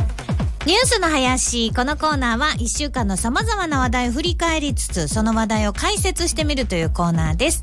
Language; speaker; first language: Japanese; native; Japanese